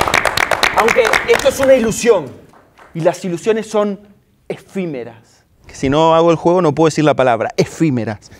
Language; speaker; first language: Spanish; native; Spanish